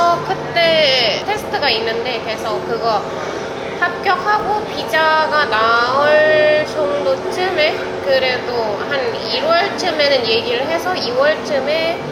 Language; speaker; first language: Korean; non-native, fluent; Indonesian